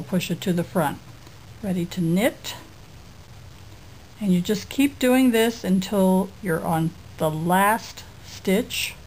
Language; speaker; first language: English; native; English